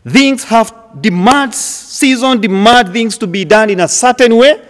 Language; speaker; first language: English; non-native, local second language; Swahili